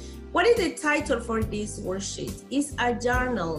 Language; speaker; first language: English; non-native, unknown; Spanish